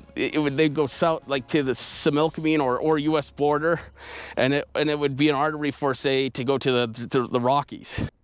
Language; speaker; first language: English; native; English